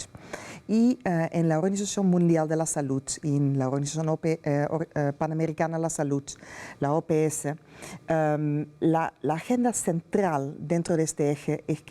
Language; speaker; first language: Spanish; non-native, fluent; Dutch